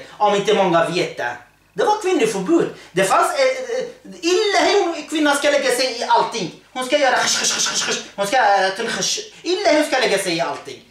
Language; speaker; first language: Swedish; early bilingual, other home language; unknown